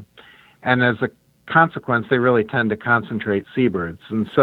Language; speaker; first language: English; native; English